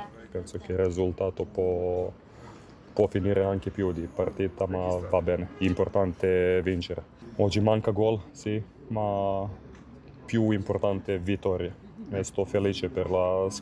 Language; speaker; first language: Italian; non-native, learner; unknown